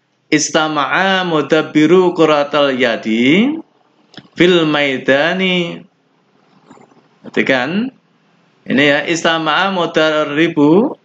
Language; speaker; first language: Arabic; non-native, fluent; Indonesian